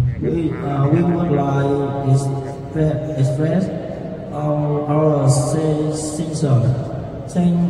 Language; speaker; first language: English; non-native, learner; Vietnamese